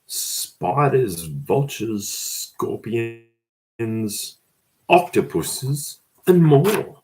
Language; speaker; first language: English; native; English